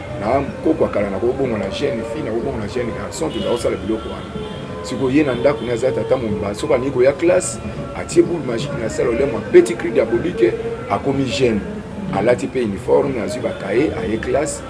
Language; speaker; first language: Lingala; native; Lingala